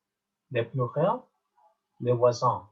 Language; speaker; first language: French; non-native, learner; Spanish